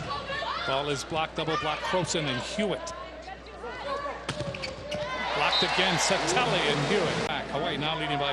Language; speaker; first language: English; native; English